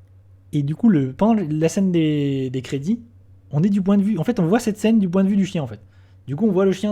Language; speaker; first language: French; native; French